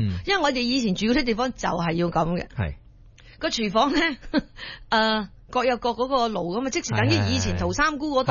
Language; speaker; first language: Cantonese; early bilingual, heritage; Cantonese